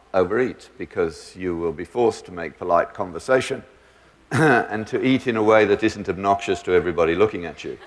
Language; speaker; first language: English; native; English